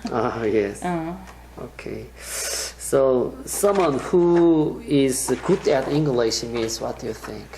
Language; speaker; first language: English; non-native, learner; Korean